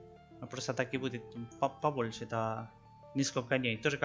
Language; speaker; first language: Russian; non-native, learner; Spanish